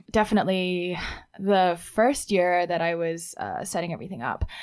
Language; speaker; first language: English; native; English